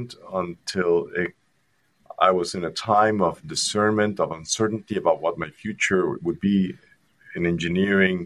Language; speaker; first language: English; non-native, fluent; Spanish